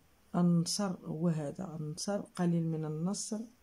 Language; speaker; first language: Arabic; native; Arabic